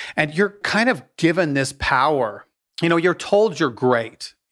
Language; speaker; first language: English; native; English